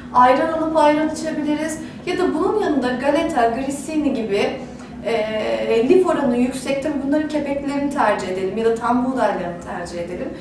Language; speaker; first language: Turkish; native; Turkish